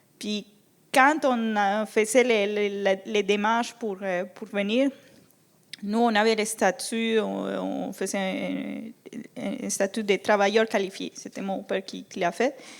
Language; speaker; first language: French; non-native, fluent; Spanish